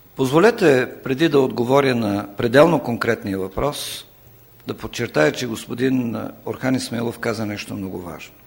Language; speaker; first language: Bulgarian; non-native, local second language; Turkish